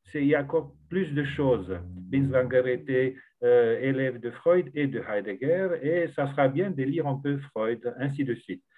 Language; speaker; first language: French; non-native, fluent; Romanian